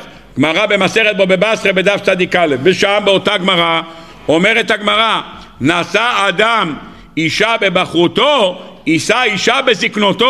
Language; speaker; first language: Hebrew; native; Hebrew